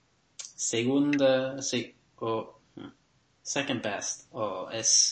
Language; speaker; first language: Spanish; non-native, learner; English